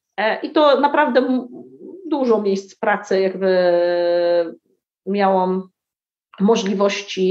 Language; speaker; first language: Polish; early bilingual, heritage; Arabic